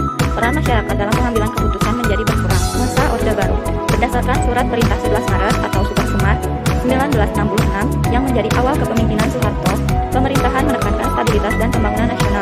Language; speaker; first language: Indonesian; native; Indonesian